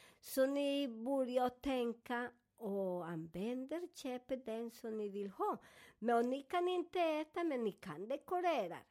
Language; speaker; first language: Swedish; non-native, fluent; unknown